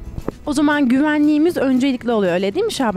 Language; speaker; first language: Turkish; native; Turkish